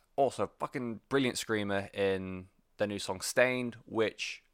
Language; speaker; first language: English; native; English